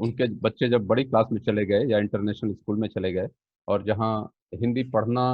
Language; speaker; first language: Hindi; native; Hindi